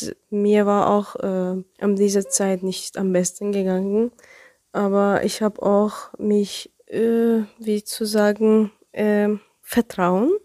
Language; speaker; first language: German; non-native, learner; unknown